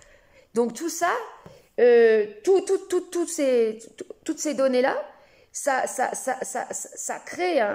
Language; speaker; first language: French; native; French